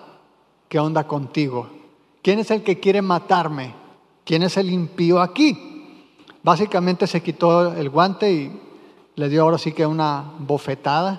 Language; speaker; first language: Spanish; native; Spanish